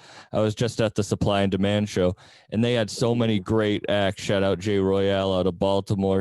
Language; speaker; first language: English; native; English